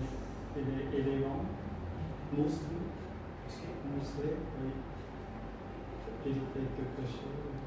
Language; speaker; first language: French; non-native, learner; Khmer